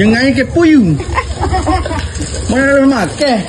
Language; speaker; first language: Malay; native; Malay